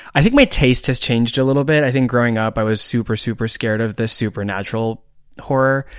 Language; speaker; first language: English; non-native, local second language; Hindi